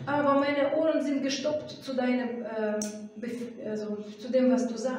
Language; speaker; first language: German; non-native, fluent; Russian